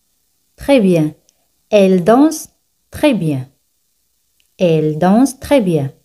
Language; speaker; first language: French; non-native, fluent; Spanish